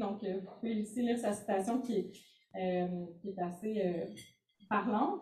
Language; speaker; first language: French; native; French